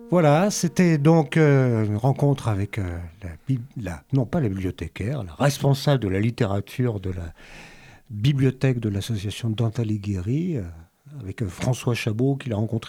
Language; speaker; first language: French; native; French